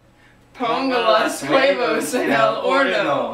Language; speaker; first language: Spanish; non-native, learner; English